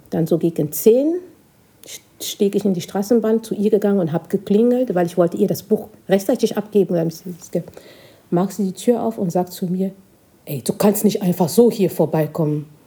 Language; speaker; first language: German; non-native, fluent; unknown